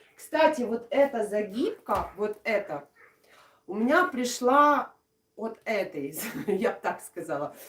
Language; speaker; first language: Russian; native; Russian